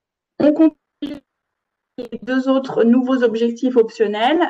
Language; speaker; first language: French; native; French